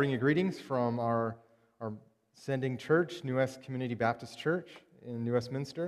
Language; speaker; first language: English; native; English